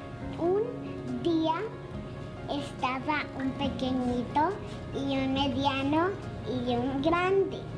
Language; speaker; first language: Spanish; non-native, learner; English